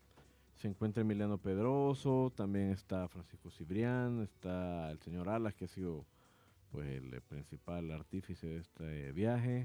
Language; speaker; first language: Spanish; native; Spanish